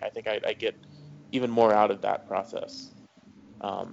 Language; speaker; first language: English; native; English